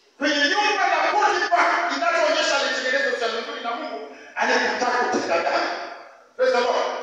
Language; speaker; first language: Swahili; non-native, local second language; Luo (Kenya and Tanzania)